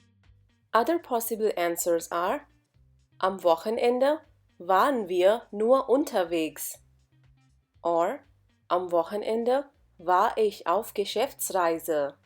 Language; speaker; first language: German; non-native, fluent; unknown